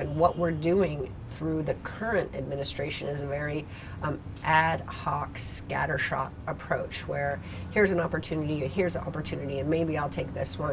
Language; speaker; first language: English; native; English